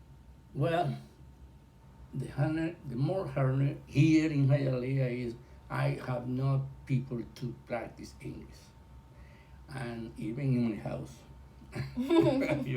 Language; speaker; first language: English; non-native, learner; Spanish